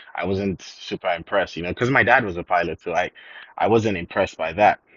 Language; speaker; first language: English; non-native, local second language; Yoruba